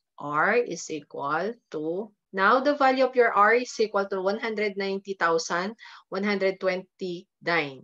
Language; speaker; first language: English; non-native, local second language; Filipino